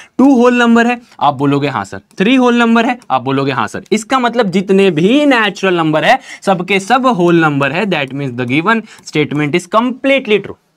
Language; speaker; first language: Hindi; native; Hindi